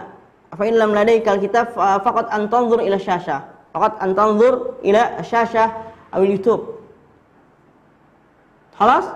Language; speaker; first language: Arabic; non-native, fluent; Indonesian